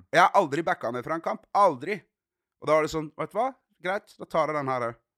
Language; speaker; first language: Norwegian; native; Norwegian